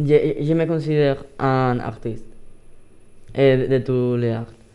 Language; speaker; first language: French; non-native, learner; Spanish